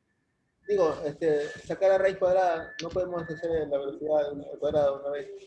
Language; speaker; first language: Spanish; native; Spanish